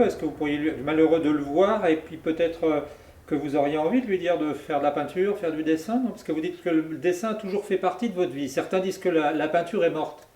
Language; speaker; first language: French; native; French